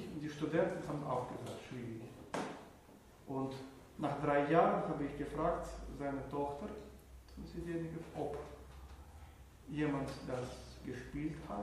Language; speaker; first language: German; non-native, fluent; Russian